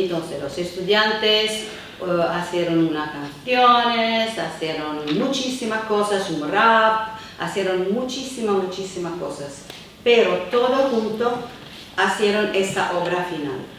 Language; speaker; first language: Spanish; non-native, fluent; Italian